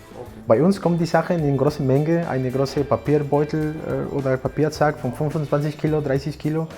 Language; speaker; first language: German; non-native, learner; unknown